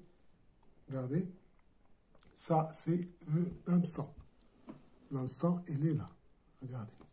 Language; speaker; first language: French; non-native, local second language; Arabic